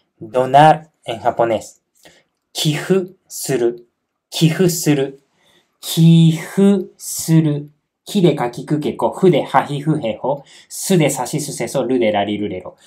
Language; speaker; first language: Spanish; non-native, fluent; Japanese